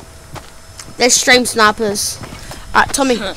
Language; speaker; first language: English; native; English